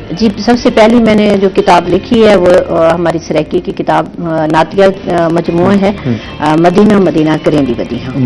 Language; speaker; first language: Urdu; non-native, local second language; Saraiki